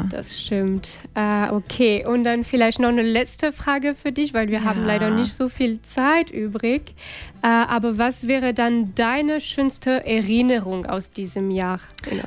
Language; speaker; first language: German; non-native, fluent; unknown